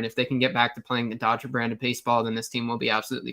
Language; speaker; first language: English; native; English